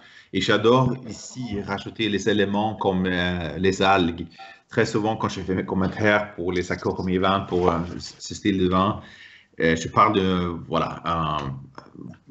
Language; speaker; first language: French; non-native, fluent; Swedish